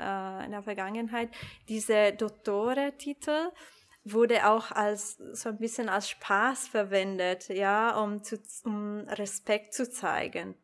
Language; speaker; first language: German; non-native, local second language; Italian